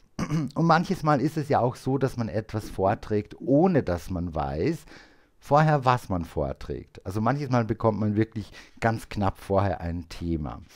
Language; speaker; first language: German; native; German